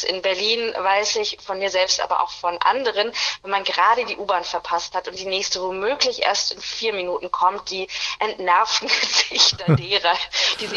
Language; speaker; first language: German; native; German